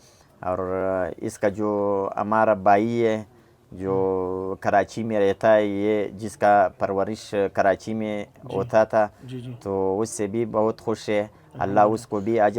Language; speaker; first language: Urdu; non-native, local second language; Pashto